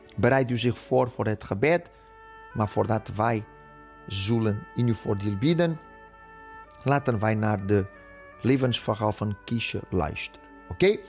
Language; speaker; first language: Dutch; non-native, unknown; Portuguese